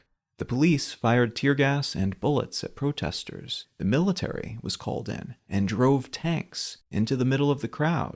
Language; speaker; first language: English; native; English